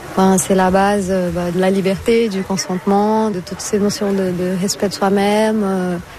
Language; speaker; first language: French; non-native, fluent; Portuguese